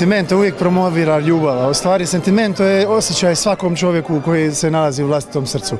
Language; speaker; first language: Croatian; native; Croatian